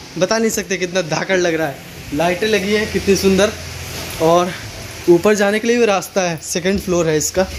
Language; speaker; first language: Hindi; non-native, local second language; Bangla